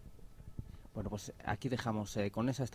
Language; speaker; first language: Spanish; native; Spanish